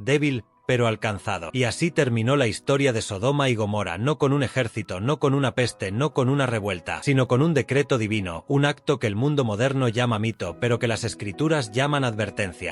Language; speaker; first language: Spanish; native; Spanish